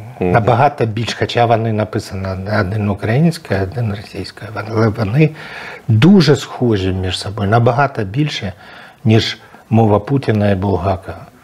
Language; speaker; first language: Ukrainian; non-native, local second language; Russian